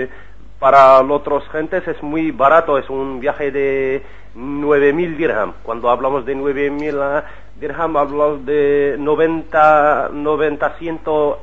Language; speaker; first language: Spanish; non-native, learner; Arabic